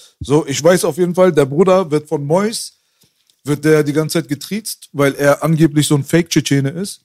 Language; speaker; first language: German; native; German